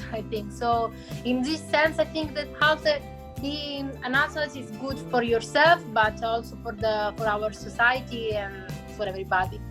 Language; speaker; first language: English; non-native, fluent; Italian